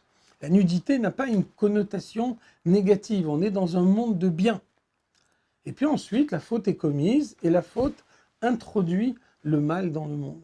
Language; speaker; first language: French; native; French